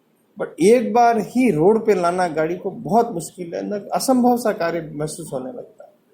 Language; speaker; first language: Hindi; native; Hindi